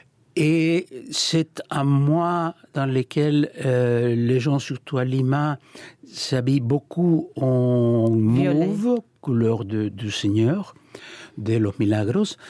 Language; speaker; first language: French; non-native, fluent; Spanish